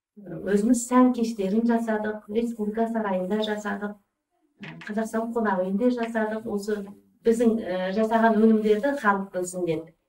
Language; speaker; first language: Kazakh; early bilingual, heritage; Kazakh